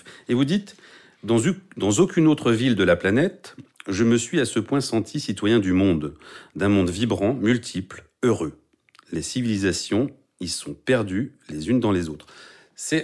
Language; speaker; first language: French; native; French